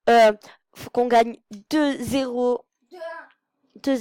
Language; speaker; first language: French; native; French